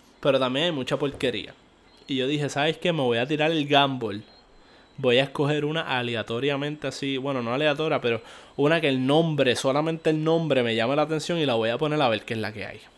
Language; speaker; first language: Spanish; native; Spanish